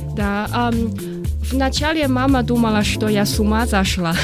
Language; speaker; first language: Russian; non-native, learner; Chinese